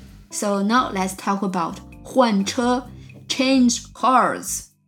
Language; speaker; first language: English; non-native, fluent; Chinese